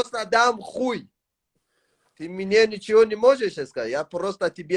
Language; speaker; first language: Russian; non-native, learner; Tajik